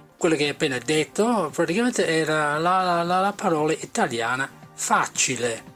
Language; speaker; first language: Italian; non-native, fluent; English